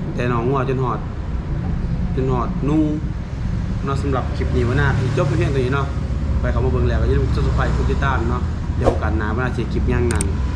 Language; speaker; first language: Thai; native; Thai